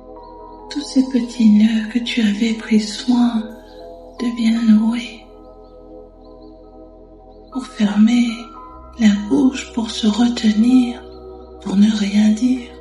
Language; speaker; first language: French; native; French